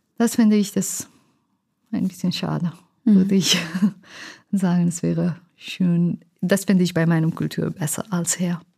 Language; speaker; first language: German; non-native, learner; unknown